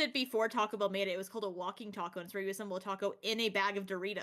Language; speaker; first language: English; native; English